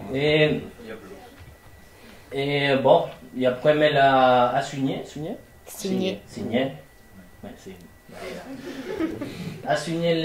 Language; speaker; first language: French; non-native, fluent; Spanish